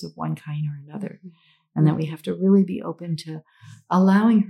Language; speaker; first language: English; native; English